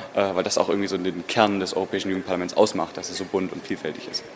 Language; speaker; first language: German; native; German